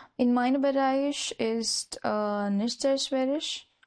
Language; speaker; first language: German; non-native, learner; Marathi